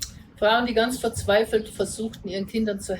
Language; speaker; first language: German; native; German